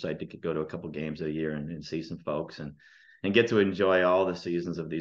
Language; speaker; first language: English; native; English